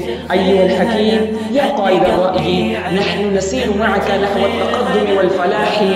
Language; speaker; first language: Arabic; non-native, fluent; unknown